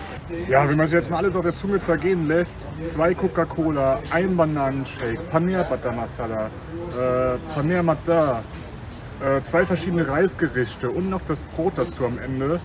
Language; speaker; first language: German; native; German